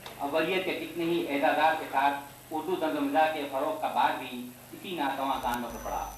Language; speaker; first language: Urdu; native; Urdu